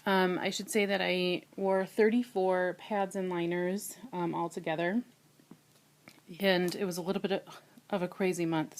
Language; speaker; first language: English; native; English